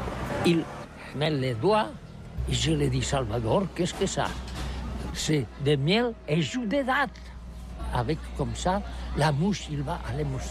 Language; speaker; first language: French; non-native, learner; Catalan